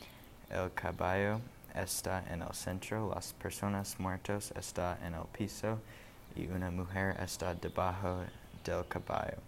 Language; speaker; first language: Spanish; non-native, learner; English